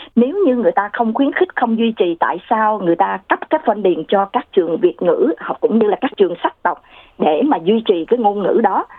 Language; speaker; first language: Vietnamese; native; Vietnamese